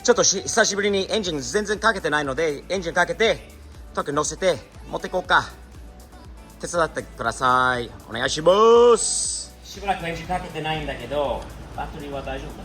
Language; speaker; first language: Japanese; non-native, fluent; English